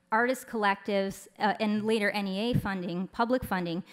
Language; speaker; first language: English; native; English